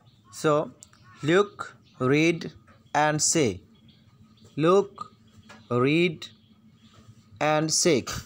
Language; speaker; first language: English; non-native, local second language; Bangla